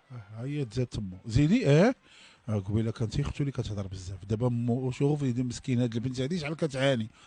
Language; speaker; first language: Arabic; native; Arabic